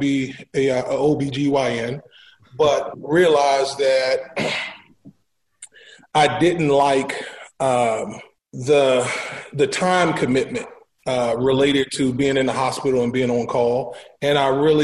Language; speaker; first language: English; native; English